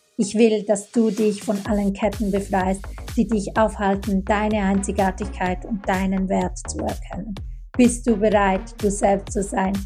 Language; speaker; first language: German; native; German